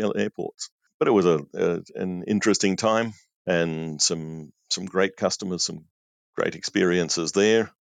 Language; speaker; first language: English; native; English